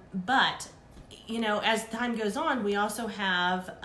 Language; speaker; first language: English; native; English